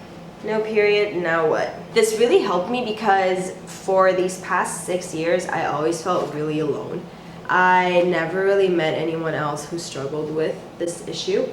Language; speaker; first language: English; native; English